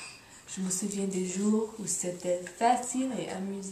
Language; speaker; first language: French; non-native, learner; English